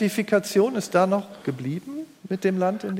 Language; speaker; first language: German; native; German